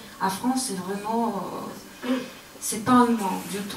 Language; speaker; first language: French; non-native, learner; Russian